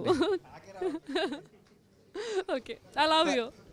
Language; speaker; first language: Telugu; non-native, learner; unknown